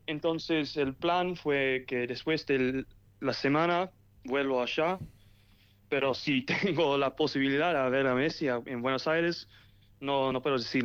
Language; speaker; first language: Spanish; early bilingual, heritage; English